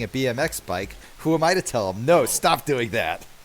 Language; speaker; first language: English; native; English